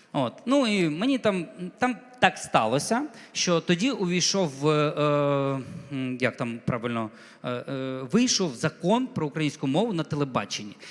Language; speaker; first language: Ukrainian; non-native, local second language; Russian